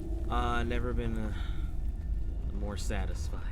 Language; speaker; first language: English; native; English